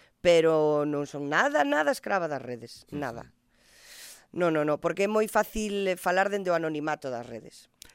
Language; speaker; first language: Galician; non-native, local second language; Spanish